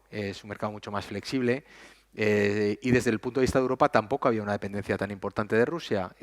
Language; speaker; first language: Spanish; native; Spanish